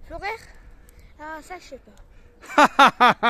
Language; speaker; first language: French; early bilingual, other home language; Arabic